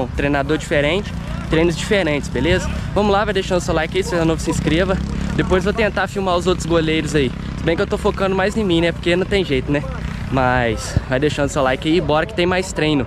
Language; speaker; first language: Portuguese; native; Portuguese